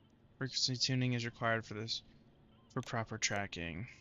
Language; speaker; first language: English; native; English